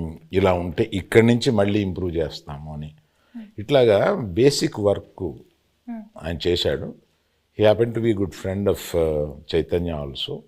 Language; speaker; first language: Telugu; native; Telugu